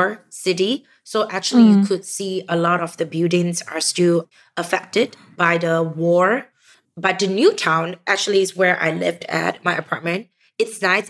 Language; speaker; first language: English; non-native, local second language; Chinese